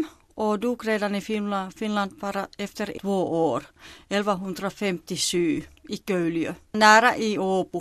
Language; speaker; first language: Swedish; non-native, local second language; Finnish